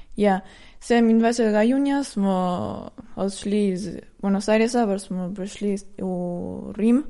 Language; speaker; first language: Slovenian; early bilingual, heritage; Slovenian